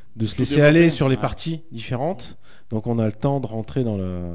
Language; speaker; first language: French; native; French